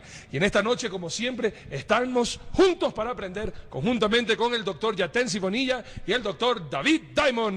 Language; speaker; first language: Spanish; native; Spanish